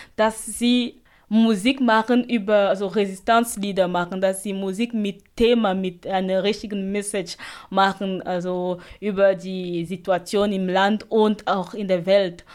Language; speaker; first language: German; non-native, fluent; Basaa